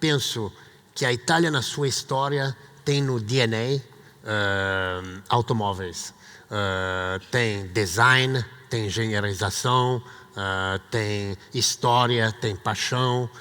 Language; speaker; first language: Portuguese; non-native, fluent; Italian